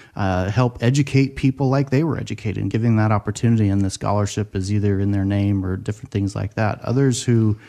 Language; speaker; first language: English; native; English